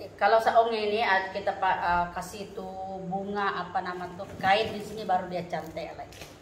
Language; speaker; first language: Malay; non-native, local second language; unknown